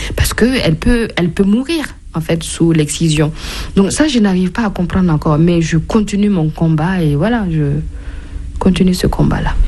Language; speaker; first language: French; non-native, local second language; Mossi